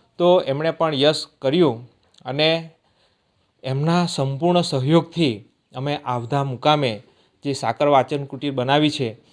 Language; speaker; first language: Gujarati; native; Gujarati